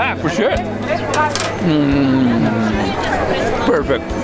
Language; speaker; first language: English; non-native, learner; Portuguese